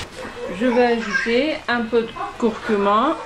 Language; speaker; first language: French; non-native, fluent; Persian